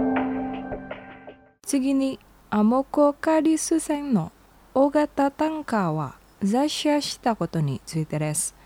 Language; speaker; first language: Japanese; non-native, learner; Indonesian